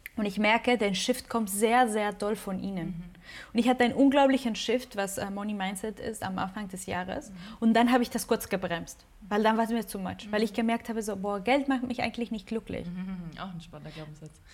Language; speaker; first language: German; non-native, fluent; Spanish